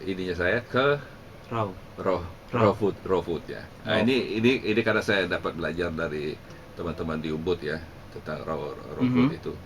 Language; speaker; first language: Indonesian; non-native, local second language; Javanese